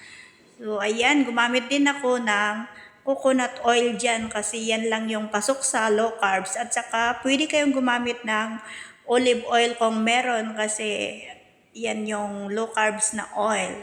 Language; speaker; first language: Filipino; non-native, local second language; Cebuano